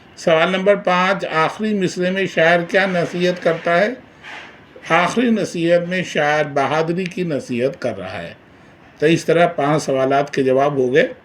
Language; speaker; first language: Urdu; native; Urdu